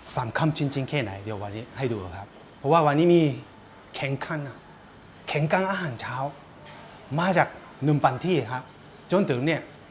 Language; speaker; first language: Thai; non-native, fluent; Japanese